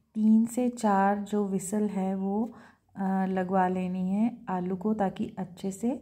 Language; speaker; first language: Hindi; native; Hindi